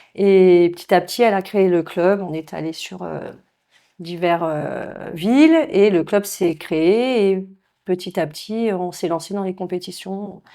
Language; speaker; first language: French; native; French